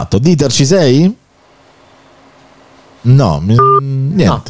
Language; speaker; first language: Italian; native; Italian